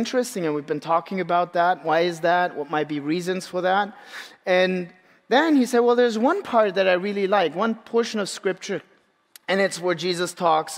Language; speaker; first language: English; non-native, fluent; Turkish